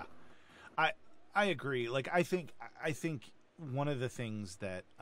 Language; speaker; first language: English; native; English